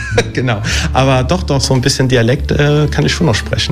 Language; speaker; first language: German; early bilingual, other home language; Italian